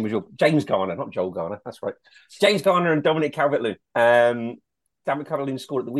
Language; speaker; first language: English; native; English